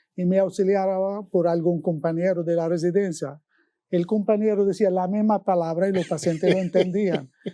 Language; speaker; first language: Spanish; non-native, fluent; Arabic